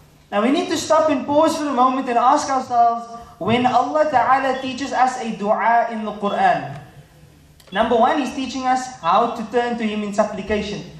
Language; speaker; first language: English; native; English